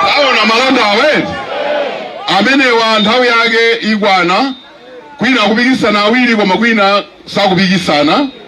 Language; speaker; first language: Nyanja; native; Nyanja